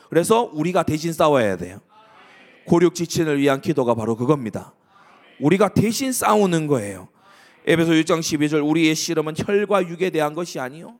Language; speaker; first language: Korean; native; Korean